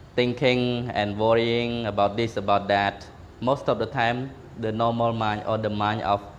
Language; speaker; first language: English; non-native, fluent; Khmer